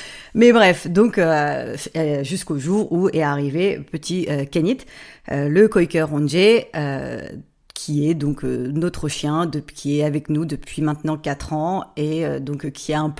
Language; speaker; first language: French; native; French